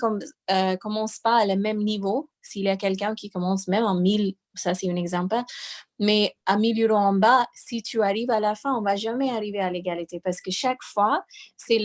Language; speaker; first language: French; non-native, fluent; English